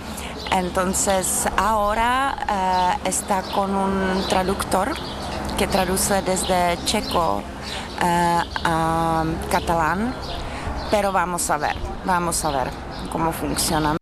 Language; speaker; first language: Spanish; non-native, fluent; Czech